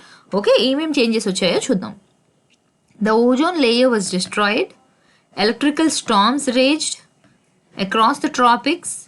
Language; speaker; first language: Telugu; native; Telugu